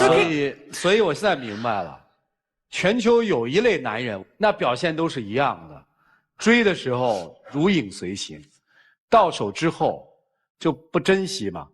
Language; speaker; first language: Chinese; native; Chinese